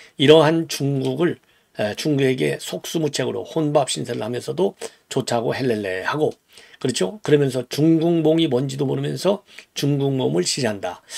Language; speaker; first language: Korean; native; Korean